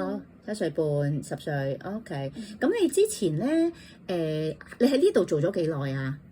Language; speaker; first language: Cantonese; native; Cantonese